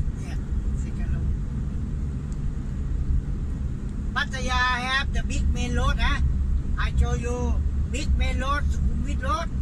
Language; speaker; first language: English; non-native, learner; Thai